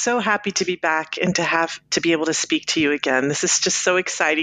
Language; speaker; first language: English; native; English